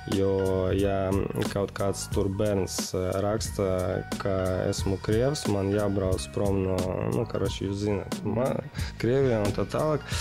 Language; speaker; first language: Latvian; non-native, local second language; Russian